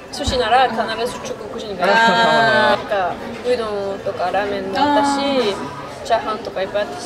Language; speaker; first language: Japanese; non-native, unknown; French